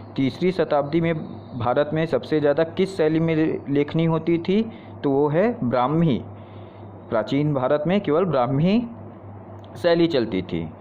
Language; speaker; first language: Hindi; native; Hindi